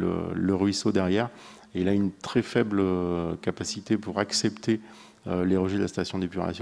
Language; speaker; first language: French; native; French